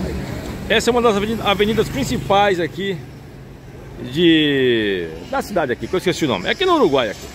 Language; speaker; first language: Portuguese; native; Portuguese